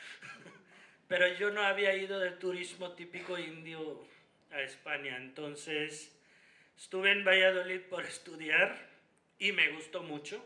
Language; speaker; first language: Spanish; non-native, fluent; Hindi